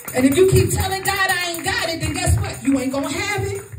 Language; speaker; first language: English; native; English